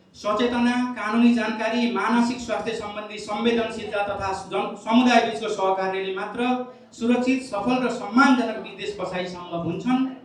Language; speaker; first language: Nepali; native; Nepali